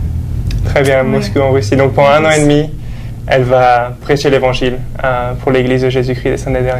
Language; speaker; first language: French; native; French